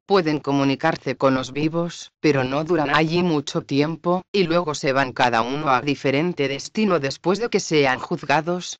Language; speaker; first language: Spanish; native; Spanish